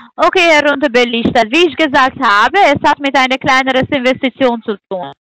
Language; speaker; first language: German; non-native, fluent; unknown